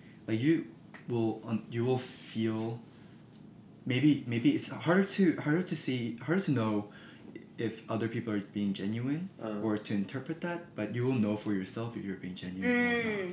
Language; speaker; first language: English; early bilingual, other home language; Korean